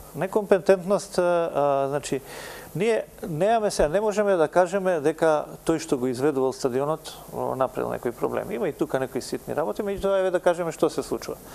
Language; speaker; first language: Macedonian; native; Macedonian